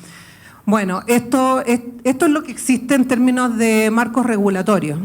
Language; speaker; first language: Spanish; native; Spanish